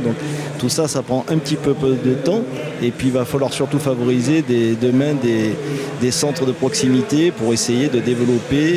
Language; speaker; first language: French; native; French